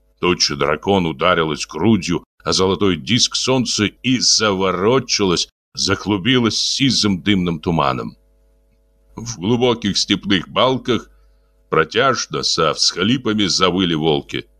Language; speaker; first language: Russian; native; Russian